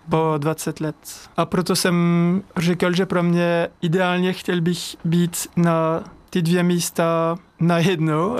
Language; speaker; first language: Czech; non-native, learner; French